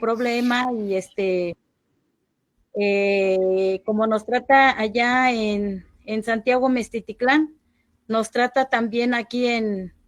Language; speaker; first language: Spanish; non-native, local second language; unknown